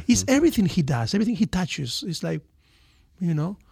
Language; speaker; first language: English; non-native, fluent; Spanish